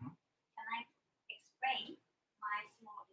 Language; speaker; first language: English; non-native, learner; Japanese